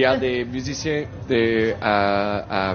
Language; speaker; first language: French; non-native, learner; English